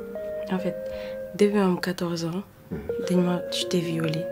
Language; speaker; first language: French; non-native, local second language; Wolof